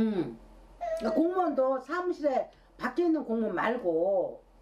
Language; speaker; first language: Korean; native; Korean